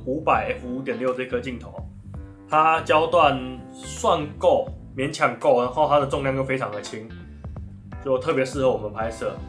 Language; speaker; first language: Chinese; native; Chinese